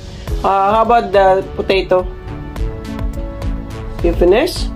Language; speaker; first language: English; non-native, local second language; Filipino